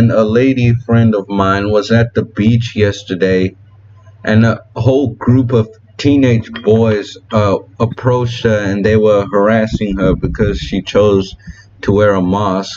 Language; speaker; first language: English; native; English